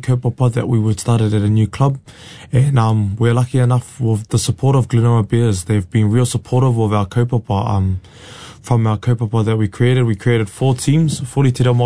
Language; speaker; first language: English; native; English